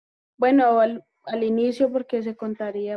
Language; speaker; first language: Spanish; native; Spanish